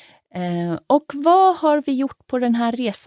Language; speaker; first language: Swedish; native; Swedish